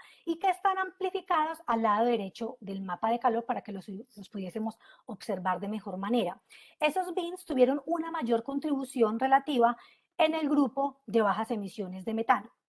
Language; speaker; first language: Spanish; native; Spanish